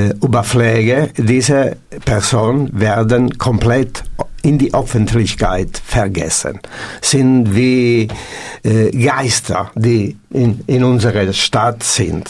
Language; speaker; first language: German; non-native, learner; Italian